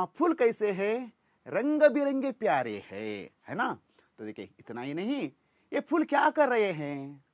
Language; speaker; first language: Hindi; non-native, local second language; Kannada